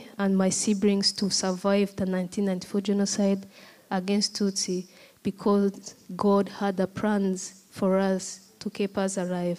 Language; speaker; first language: English; non-native, local second language; Kinyarwanda